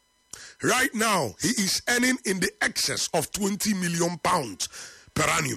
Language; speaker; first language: English; non-native, local second language; Igbo